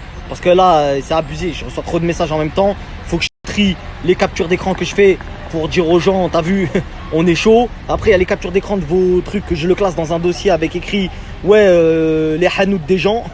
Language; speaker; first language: French; native; French